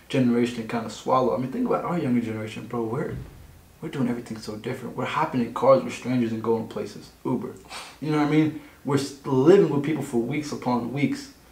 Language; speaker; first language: English; native; English